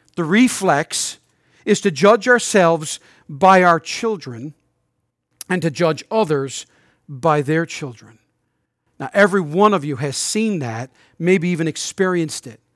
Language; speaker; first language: English; native; English